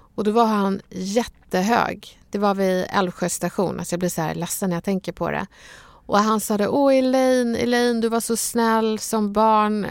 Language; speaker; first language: Swedish; early bilingual, other home language; Bangla